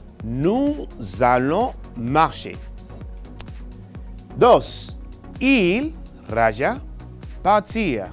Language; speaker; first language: French; non-native, fluent; Spanish